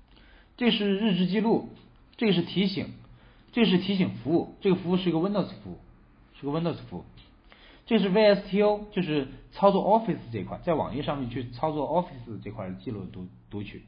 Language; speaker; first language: Chinese; native; Chinese